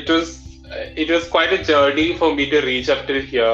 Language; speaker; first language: English; non-native, local second language; Malayalam